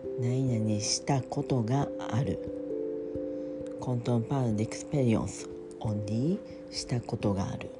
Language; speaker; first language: Japanese; non-native, learner; French